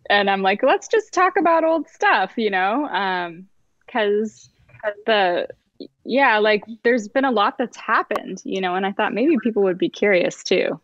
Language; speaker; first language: English; native; English